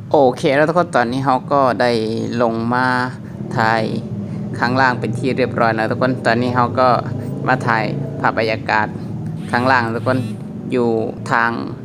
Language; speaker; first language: Thai; native; Thai